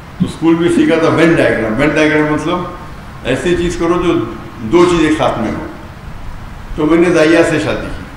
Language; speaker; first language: Urdu; non-native, local second language; Konkani